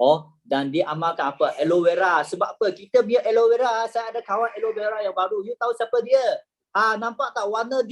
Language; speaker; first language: Malay; native; Malay